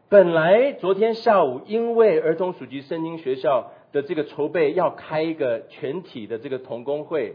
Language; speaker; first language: Chinese; native; Chinese